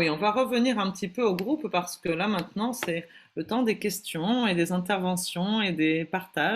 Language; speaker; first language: French; native; French